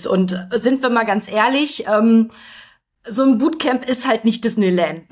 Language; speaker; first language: German; native; German